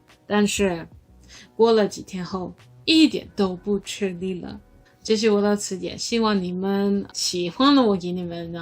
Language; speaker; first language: Chinese; non-native, learner; English